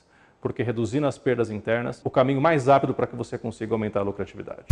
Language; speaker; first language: Portuguese; native; Portuguese